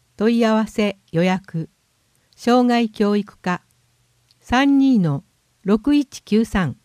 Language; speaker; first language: Japanese; native; Japanese